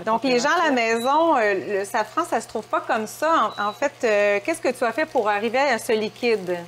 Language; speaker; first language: French; native; French